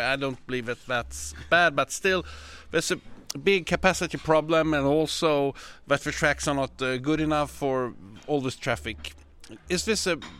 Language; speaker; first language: English; non-native, fluent; Swedish